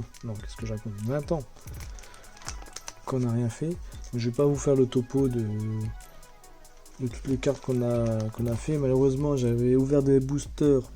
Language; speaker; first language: French; native; French